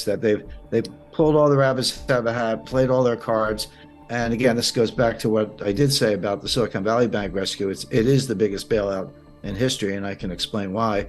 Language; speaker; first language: English; native; English